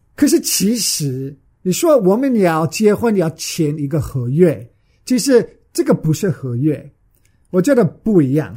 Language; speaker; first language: Chinese; non-native, fluent; English